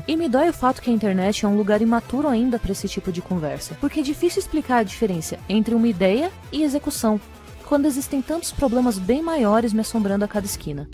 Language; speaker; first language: Portuguese; native; Portuguese